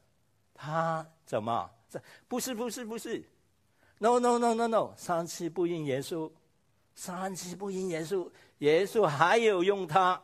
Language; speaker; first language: Chinese; non-native, local second language; Cantonese